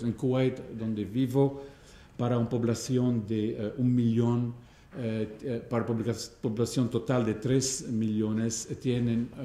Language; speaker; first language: Spanish; non-native, fluent; Arabic